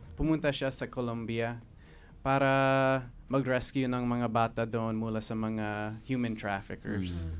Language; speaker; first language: Filipino; non-native, fluent; English